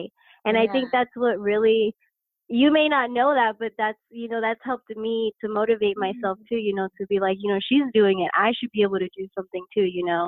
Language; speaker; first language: English; native; English